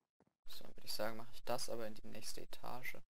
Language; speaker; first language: German; native; German